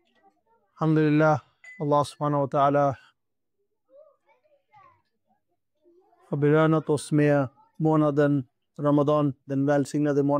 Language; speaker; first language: Swedish; non-native, fluent; Urdu